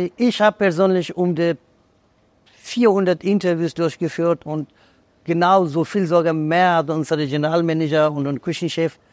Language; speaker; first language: German; non-native, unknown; Persian